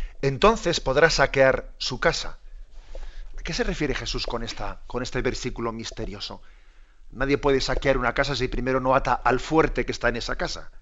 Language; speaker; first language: Spanish; native; Spanish